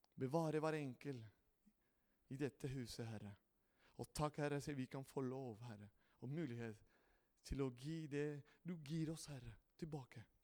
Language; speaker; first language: Norwegian; non-native, fluent; Spanish